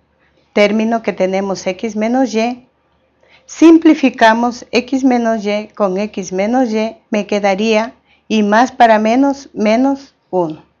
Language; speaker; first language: Spanish; native; Spanish